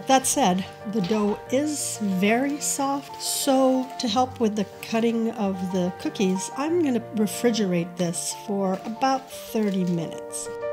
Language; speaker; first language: English; native; English